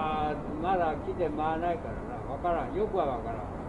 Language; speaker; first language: Japanese; native; Japanese